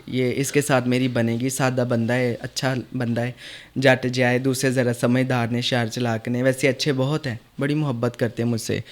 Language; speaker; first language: Urdu; non-native, local second language; Punjabi